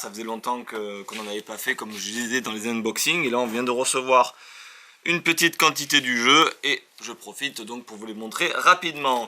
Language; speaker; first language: French; native; French